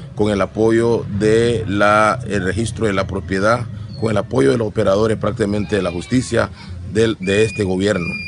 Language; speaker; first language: Spanish; native; Spanish